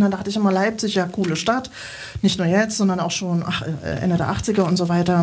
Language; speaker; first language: German; native; German